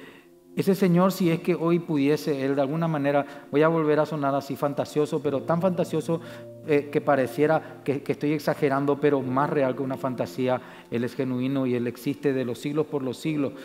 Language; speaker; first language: Spanish; native; Spanish